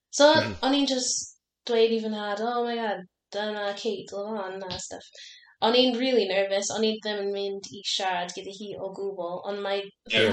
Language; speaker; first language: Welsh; non-native, learner; English